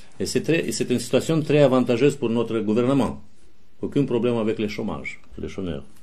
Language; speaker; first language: French; non-native, fluent; Romanian